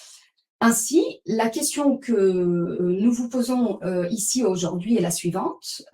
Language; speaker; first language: French; native; French